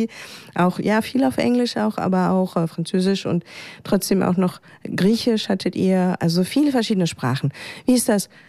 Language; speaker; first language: German; native; German